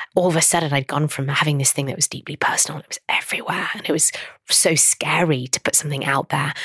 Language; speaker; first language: English; native; English